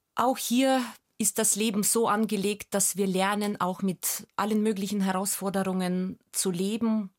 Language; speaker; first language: German; non-native, fluent; Russian